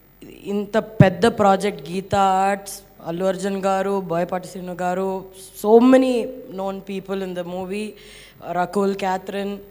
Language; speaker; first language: Telugu; non-native, local second language; Tamil